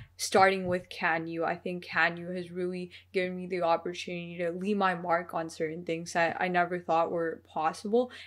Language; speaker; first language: English; early bilingual, other home language; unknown